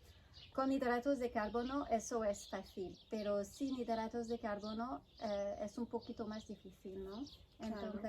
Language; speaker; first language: Spanish; non-native, fluent; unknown